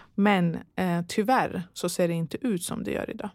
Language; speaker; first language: Swedish; early bilingual, other home language; Persian